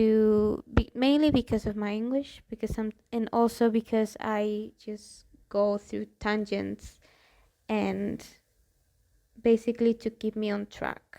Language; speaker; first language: English; non-native, fluent; Spanish